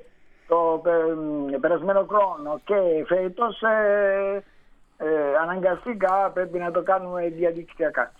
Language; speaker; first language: Greek; non-native, learner; Italian